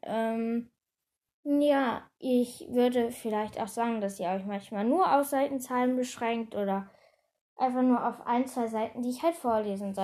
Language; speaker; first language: German; native; German